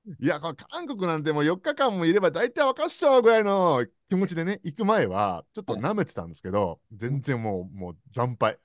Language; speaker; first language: Japanese; native; Japanese